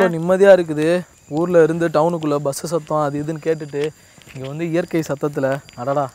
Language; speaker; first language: Tamil; native; Tamil